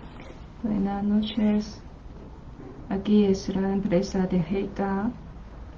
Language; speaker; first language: Spanish; non-native, learner; Chinese